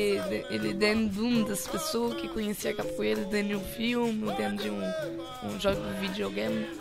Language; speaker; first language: Portuguese; non-native, fluent; French